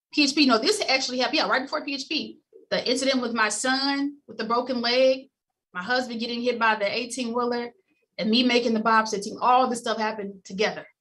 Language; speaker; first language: English; native; English